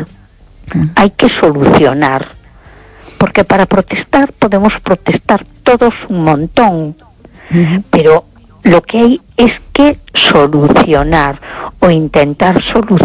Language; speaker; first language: Spanish; native; Spanish